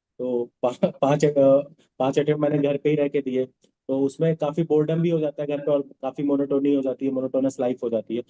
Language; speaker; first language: Hindi; non-native, local second language; Bhojpuri